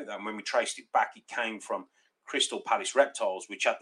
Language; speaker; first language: English; native; English